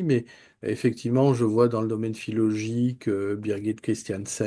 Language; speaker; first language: French; native; French